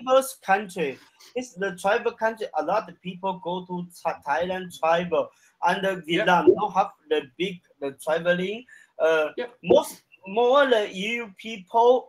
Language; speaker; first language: English; non-native, learner; Chinese